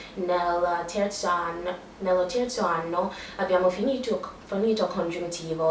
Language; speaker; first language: Italian; non-native, learner; English